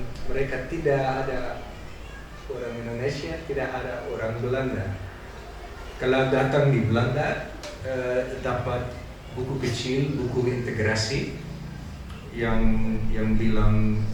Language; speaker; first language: Indonesian; non-native, learner; Dutch